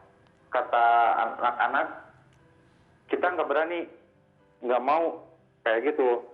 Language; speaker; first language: Indonesian; native; Indonesian